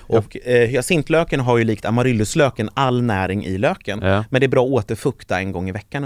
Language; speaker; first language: Swedish; native; Swedish